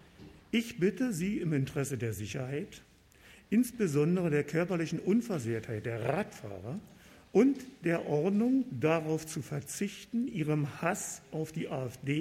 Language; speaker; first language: German; native; German